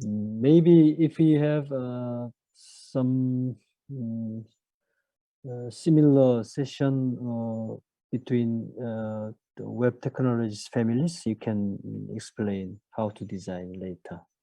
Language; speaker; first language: English; non-native, learner; Korean